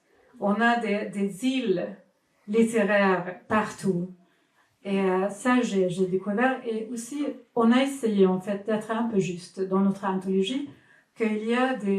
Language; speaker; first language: French; non-native, fluent; Swedish